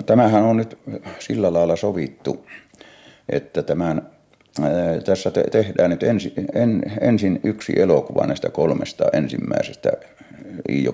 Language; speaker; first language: Finnish; native; Finnish